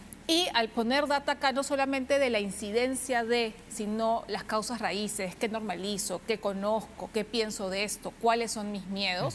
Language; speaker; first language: Spanish; native; Spanish